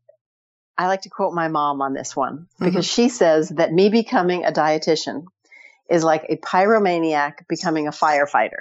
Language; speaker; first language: English; native; English